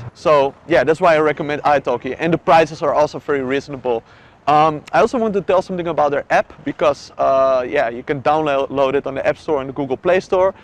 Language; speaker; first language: English; non-native, fluent; Dutch